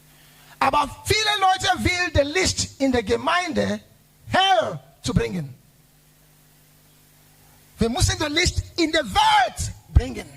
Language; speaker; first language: German; non-native, learner; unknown